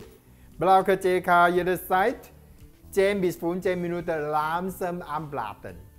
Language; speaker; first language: German; non-native, learner; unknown